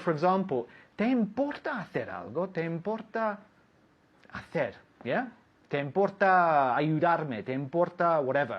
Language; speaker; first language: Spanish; non-native, learner; English